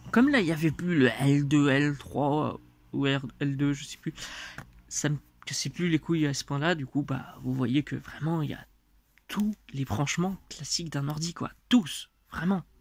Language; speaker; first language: French; non-native, fluent; Russian